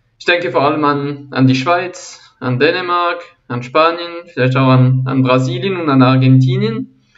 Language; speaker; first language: German; non-native, local second language; French